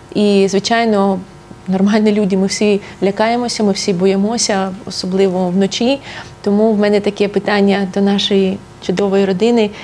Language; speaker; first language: Ukrainian; non-native, local second language; Russian